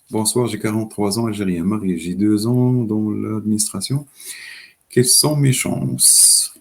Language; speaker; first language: French; non-native, local second language; Arabic